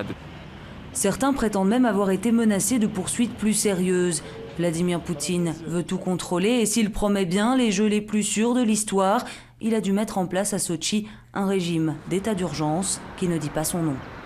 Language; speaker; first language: French; native; French